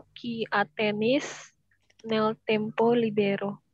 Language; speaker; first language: Italian; non-native, learner; Indonesian